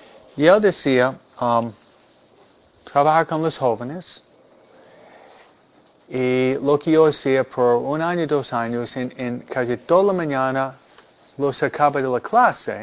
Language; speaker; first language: Spanish; non-native, fluent; English